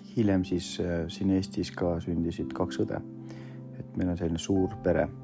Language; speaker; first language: Estonian; early bilingual, other home language; Russian